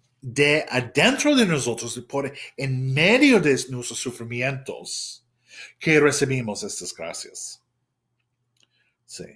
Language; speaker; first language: Spanish; non-native, fluent; English